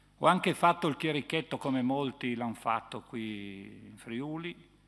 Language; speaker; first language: Italian; native; Italian